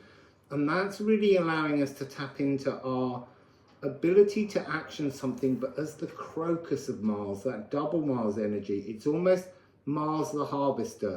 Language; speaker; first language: English; native; English